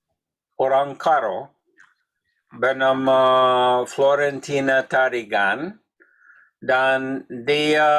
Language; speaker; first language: Indonesian; non-native, learner; English